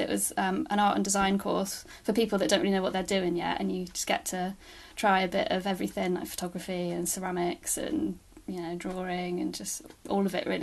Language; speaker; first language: English; native; English